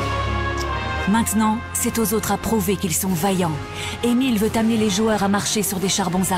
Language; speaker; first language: French; native; French